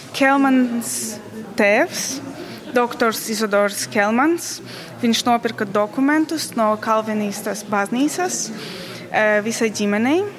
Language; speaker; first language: Latvian; non-native, learner; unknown